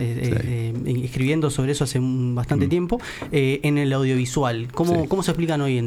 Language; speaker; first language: Spanish; native; Spanish